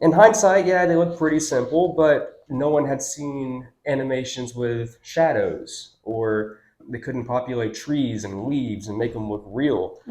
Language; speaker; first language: English; native; English